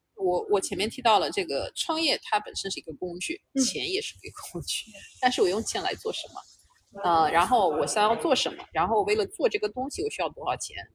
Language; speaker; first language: Chinese; non-native, fluent; Romanian